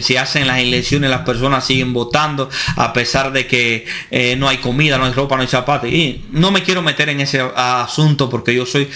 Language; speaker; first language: Spanish; native; Spanish